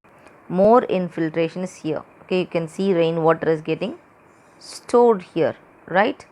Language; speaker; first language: English; non-native, local second language; Tamil